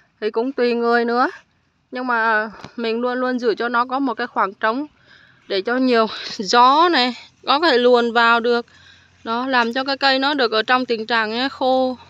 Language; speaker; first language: Vietnamese; native; Vietnamese